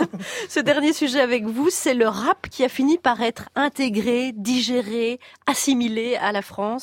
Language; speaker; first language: French; native; French